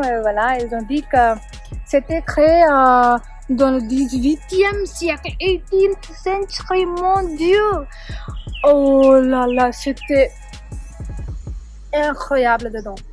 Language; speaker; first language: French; non-native, learner; Punjabi